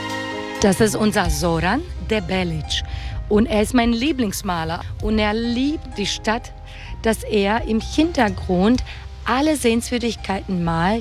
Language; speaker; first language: German; non-native, fluent; Croatian